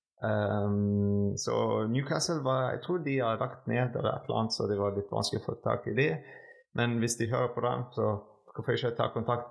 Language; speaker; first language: Norwegian; non-native, fluent; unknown